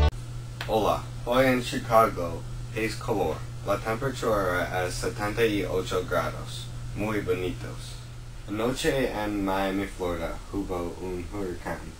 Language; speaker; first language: Spanish; non-native, learner; English